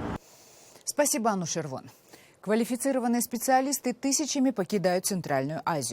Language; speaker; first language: Russian; native; Russian